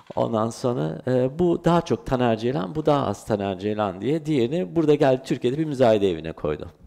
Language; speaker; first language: Turkish; early bilingual, heritage; Turkish